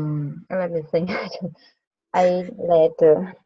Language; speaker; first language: English; non-native, learner; Vietnamese